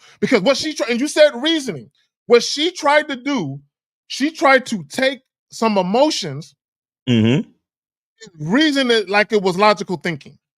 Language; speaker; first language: English; native; English